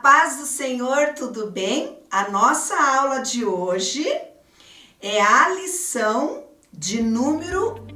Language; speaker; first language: Portuguese; native; Portuguese